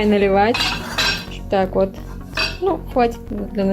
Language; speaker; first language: Russian; native; Russian